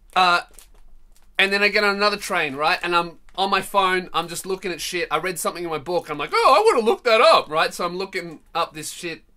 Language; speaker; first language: English; native; English